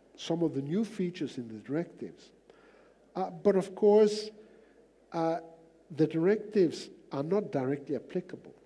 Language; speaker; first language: English; non-native, fluent; Danish